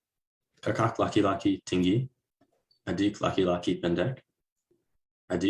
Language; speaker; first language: Indonesian; non-native, learner; English